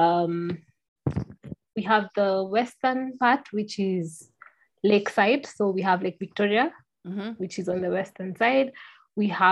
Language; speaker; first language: English; non-native, local second language; Kikuyu